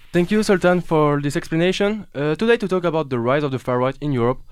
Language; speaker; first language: English; non-native, fluent; French